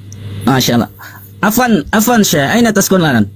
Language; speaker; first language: Arabic; non-native, learner; Indonesian